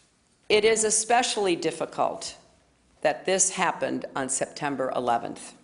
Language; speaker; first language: English; native; English